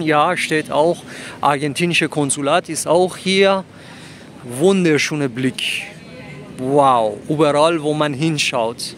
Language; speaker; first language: German; non-native, fluent; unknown